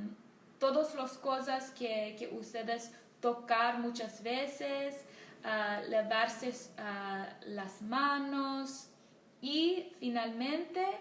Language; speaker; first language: Spanish; non-native, learner; English